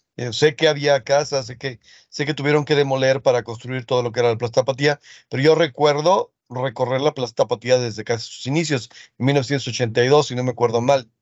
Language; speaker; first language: Spanish; early bilingual, other home language; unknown